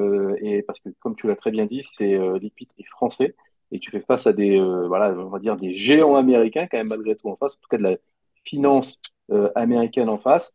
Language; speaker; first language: French; native; French